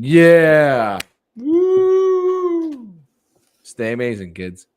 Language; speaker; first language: English; native; English